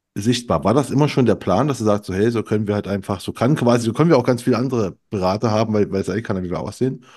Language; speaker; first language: German; native; German